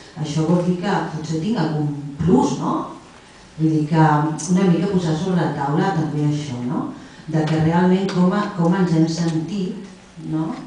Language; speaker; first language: Catalan; non-native, local second language; Spanish